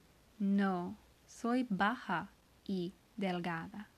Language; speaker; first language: Spanish; non-native, learner; English